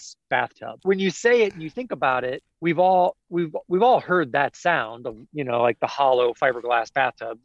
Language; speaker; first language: English; native; English